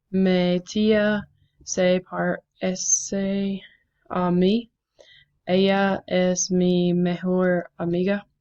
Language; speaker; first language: Spanish; non-native, learner; English